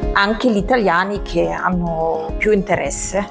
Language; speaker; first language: Italian; non-native, fluent; German